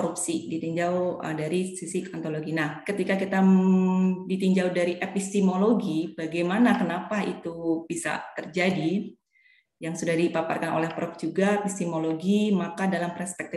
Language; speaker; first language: Indonesian; native; Indonesian